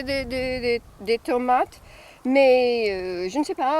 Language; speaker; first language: French; non-native, fluent; English